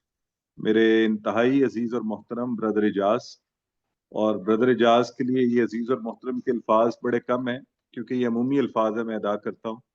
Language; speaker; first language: Urdu; native; Urdu